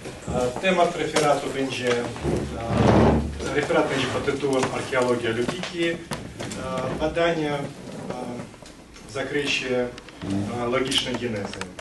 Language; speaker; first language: Polish; non-native, fluent; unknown